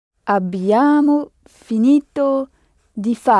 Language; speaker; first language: Italian; non-native, learner; French